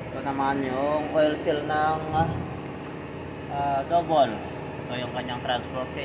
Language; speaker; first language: Filipino; native; Filipino